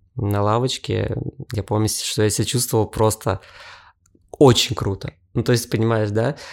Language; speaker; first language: Russian; native; Russian